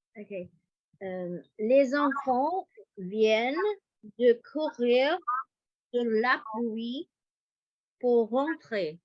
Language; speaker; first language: French; non-native, learner; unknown